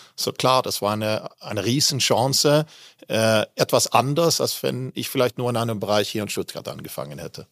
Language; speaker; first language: German; non-native, fluent; Swedish